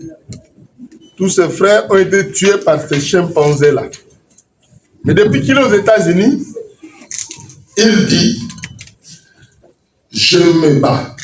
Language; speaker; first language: French; non-native, local second language; Lingala